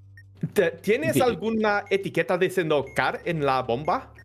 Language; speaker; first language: Spanish; non-native, learner; Portuguese